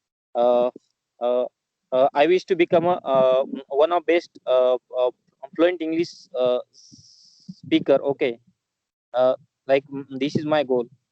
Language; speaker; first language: English; non-native, learner; Marathi